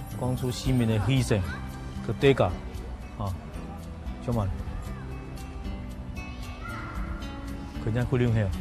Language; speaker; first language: Korean; non-native, fluent; Chinese